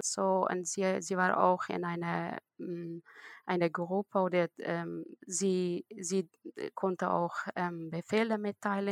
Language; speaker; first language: German; non-native, learner; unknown